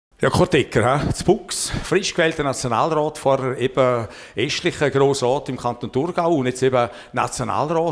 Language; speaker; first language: German; native; German